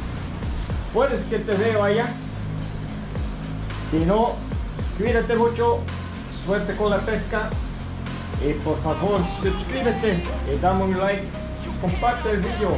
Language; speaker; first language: Spanish; non-native, fluent; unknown